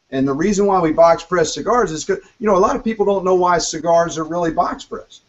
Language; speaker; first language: English; native; English